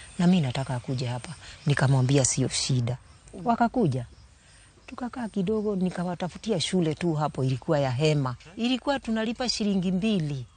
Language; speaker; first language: Swahili; non-native, local second language; Luo (Kenya and Tanzania)